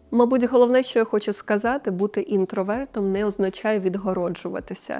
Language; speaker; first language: Ukrainian; non-native, local second language; Russian